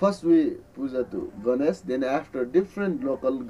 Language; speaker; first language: English; non-native, learner; Newari